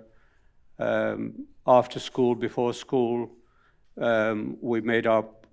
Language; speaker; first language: English; non-native, local second language; Punjabi